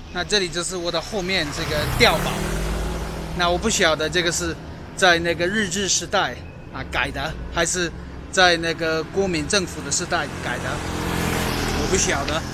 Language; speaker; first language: Chinese; non-native, fluent; English